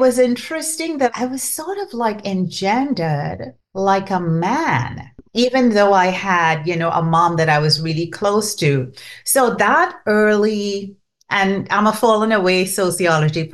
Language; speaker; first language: English; non-native, local second language; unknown